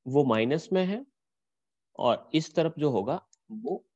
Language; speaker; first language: Hindi; native; Hindi